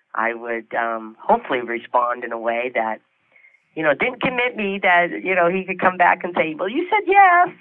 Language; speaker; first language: English; native; English